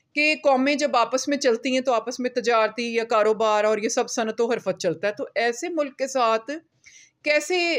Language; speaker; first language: Urdu; native; Urdu